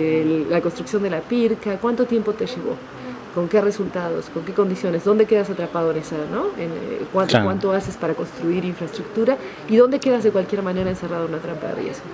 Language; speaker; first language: Spanish; native; Spanish